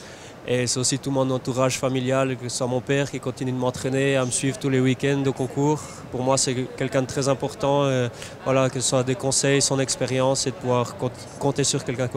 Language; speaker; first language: French; native; French